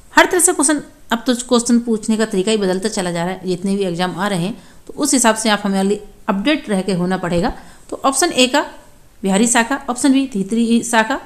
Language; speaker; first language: Hindi; native; Hindi